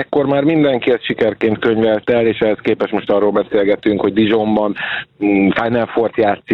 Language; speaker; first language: Hungarian; native; Hungarian